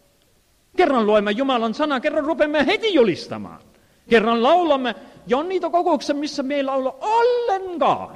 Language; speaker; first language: Finnish; non-native, fluent; Estonian